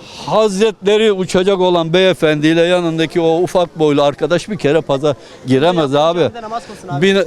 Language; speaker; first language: Turkish; native; Turkish